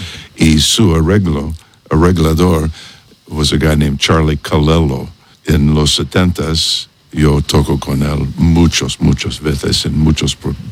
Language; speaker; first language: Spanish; non-native, learner; English